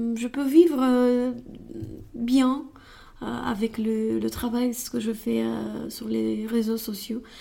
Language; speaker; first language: French; non-native, fluent; Romanian